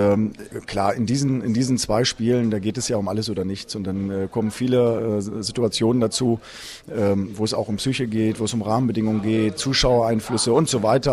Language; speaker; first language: German; native; German